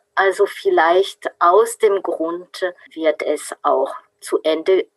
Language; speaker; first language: German; non-native, fluent; French